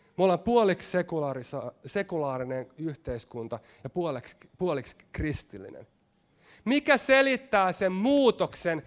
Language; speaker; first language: Finnish; native; Finnish